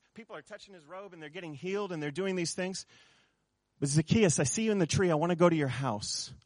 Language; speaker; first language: English; native; English